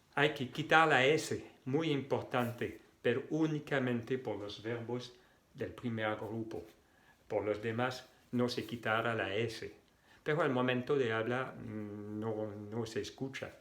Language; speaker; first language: Spanish; non-native, fluent; French